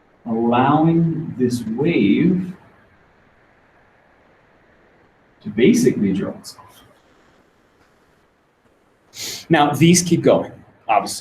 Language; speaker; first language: English; native; English